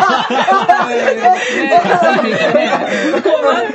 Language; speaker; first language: Japanese; native; Japanese